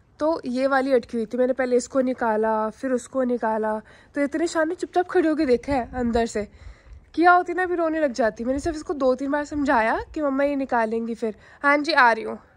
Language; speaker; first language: Hindi; native; Hindi